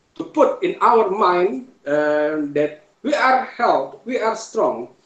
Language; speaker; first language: English; non-native, fluent; Indonesian